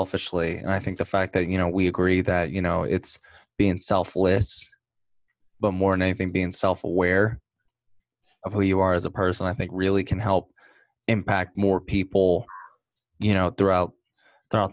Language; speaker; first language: English; native; English